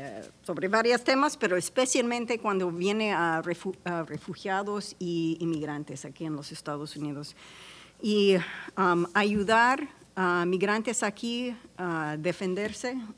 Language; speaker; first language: Spanish; non-native, fluent; English